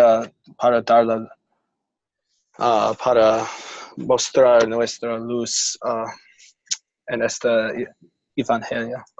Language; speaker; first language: Spanish; non-native, learner; English